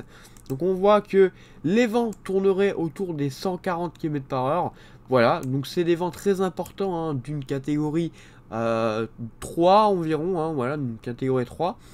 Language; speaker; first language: French; native; French